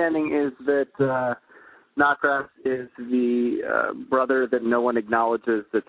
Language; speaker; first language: English; native; English